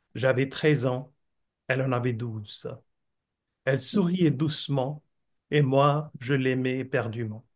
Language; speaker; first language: French; non-native, fluent; Bangla